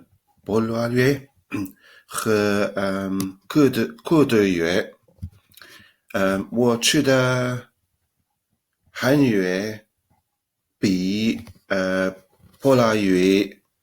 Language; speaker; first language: Chinese; non-native, learner; English